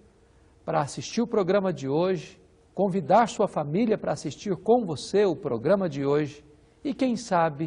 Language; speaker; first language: Portuguese; native; Portuguese